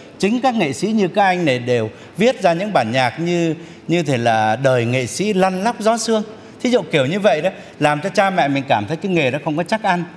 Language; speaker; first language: Vietnamese; native; Vietnamese